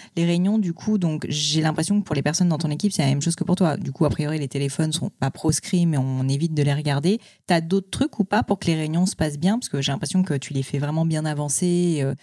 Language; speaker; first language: French; native; French